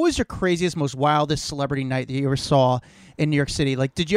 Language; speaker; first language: English; native; English